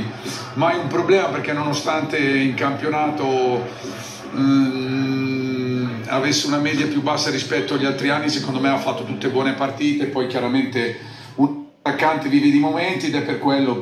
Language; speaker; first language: Italian; native; Italian